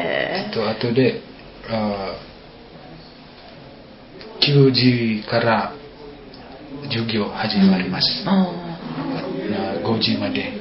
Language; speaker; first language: Japanese; non-native, learner; Indonesian